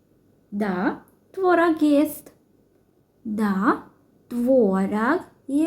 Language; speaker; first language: Russian; non-native, fluent; Sinhala